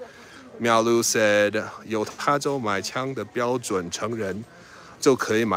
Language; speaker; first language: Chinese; non-native, fluent; English